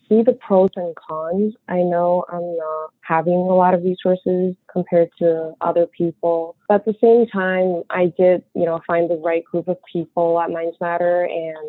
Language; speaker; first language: English; early bilingual, other home language; Chinese